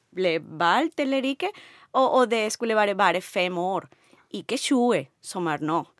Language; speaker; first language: Norwegian; non-native, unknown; Spanish